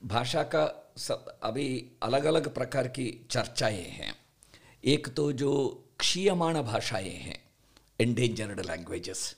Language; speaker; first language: Hindi; non-native, local second language; Kannada